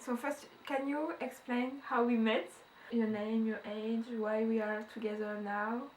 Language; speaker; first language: English; non-native, learner; French